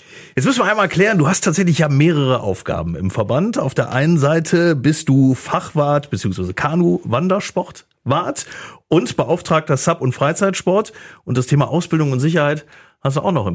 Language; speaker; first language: German; native; German